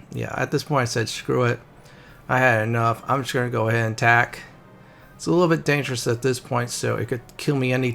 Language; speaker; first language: English; native; English